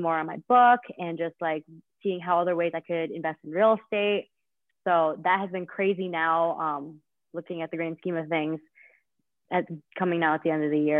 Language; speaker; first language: English; native; English